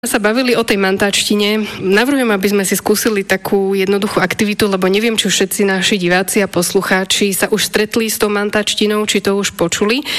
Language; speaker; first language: Slovak; native; Slovak